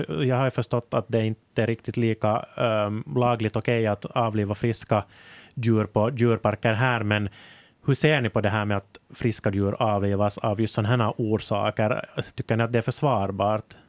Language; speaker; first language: Swedish; native; Swedish